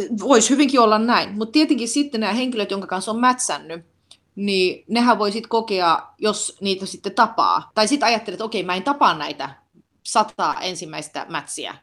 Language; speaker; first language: Finnish; early bilingual, heritage; Finnish